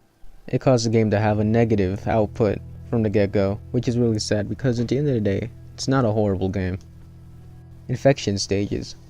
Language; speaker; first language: English; native; English